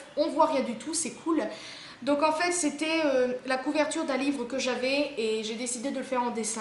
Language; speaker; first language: French; native; French